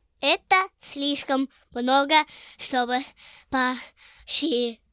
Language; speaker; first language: Russian; early bilingual, heritage; Russian